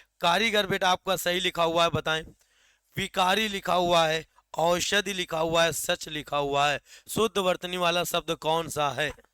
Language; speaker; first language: Hindi; native; Hindi